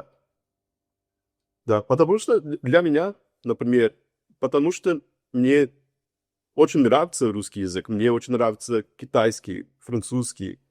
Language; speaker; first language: Russian; non-native, learner; Portuguese